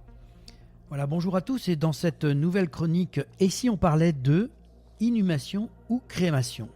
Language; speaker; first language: French; native; French